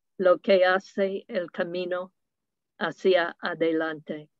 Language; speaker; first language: Spanish; non-native, fluent; English